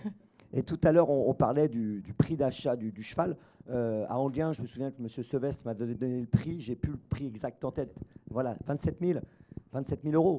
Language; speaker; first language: French; native; French